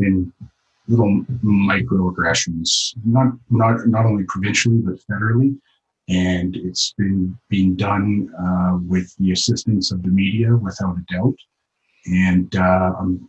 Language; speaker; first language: English; native; English